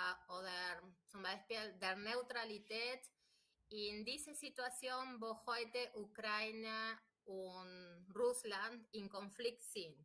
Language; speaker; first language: German; non-native, fluent; Spanish